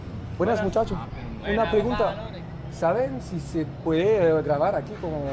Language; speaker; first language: Spanish; non-native, learner; French